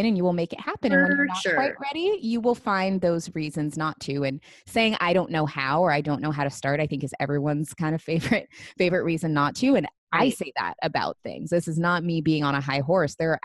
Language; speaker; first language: English; native; English